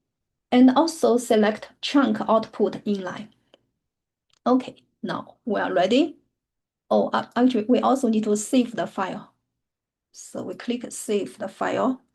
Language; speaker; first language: English; non-native, fluent; Chinese